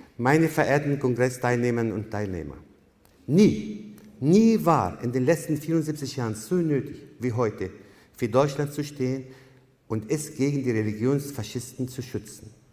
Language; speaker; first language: German; non-native, fluent; Arabic